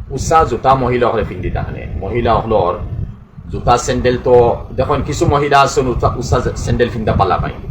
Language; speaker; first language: Bangla; native; Bangla